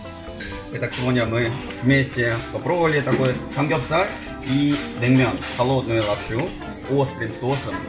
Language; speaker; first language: Russian; native; Russian